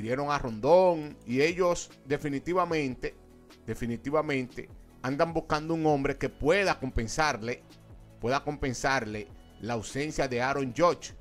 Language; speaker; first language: Spanish; native; Spanish